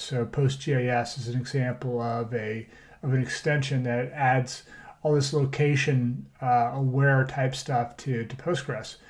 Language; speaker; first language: English; native; English